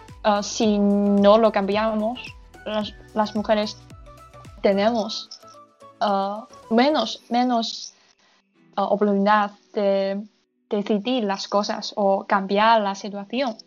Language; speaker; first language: Spanish; non-native, learner; Chinese